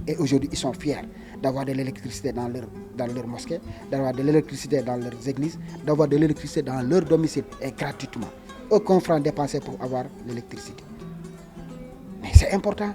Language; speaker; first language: French; non-native, local second language; Wolof